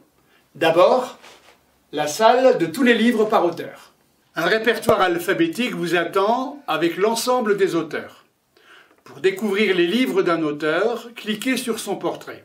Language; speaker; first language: French; native; French